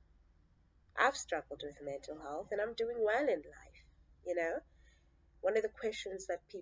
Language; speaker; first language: English; non-native, local second language; Xhosa